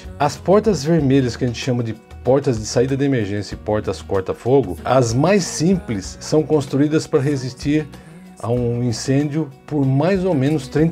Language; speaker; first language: Portuguese; native; Portuguese